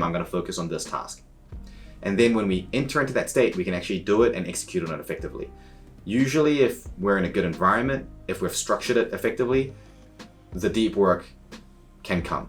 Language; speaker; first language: English; native; English